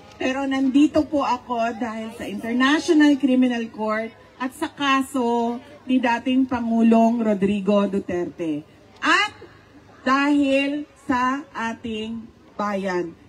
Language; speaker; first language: Filipino; non-native, local second language; Cebuano